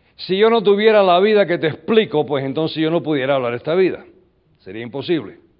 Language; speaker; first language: Spanish; early bilingual, heritage; English